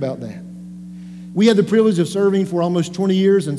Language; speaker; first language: English; native; English